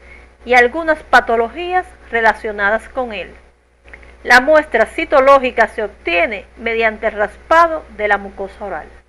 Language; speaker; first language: Spanish; native; Spanish